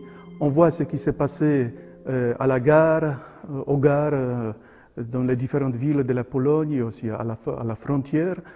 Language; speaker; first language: French; non-native, fluent; Polish